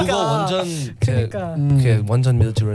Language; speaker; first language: Korean; non-native, learner; English